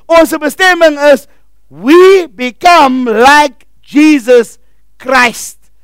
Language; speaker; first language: English; non-native, local second language; Afrikaans